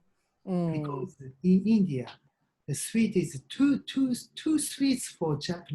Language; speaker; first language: English; non-native, learner; Japanese